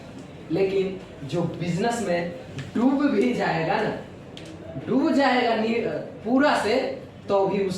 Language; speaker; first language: Hindi; non-native, local second language; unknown